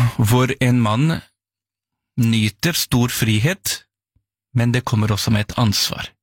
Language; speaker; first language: Norwegian; early bilingual, other home language; Urdu